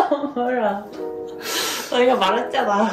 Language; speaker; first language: Korean; non-native, learner; Dutch